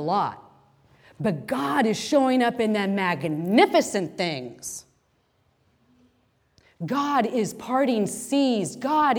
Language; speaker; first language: English; native; English